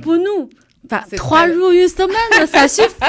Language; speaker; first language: French; non-native, fluent; Chinese